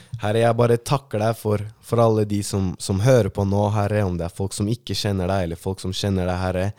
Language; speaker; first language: Norwegian; native; Norwegian